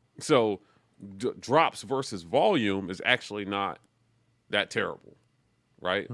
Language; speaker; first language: English; native; English